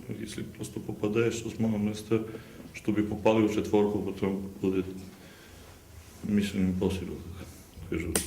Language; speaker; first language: Russian; non-native, learner; Serbian